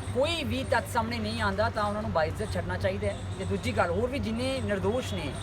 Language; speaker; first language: Hindi; non-native, local second language; Punjabi